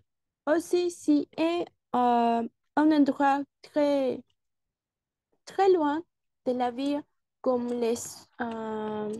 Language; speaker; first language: French; non-native, learner; Spanish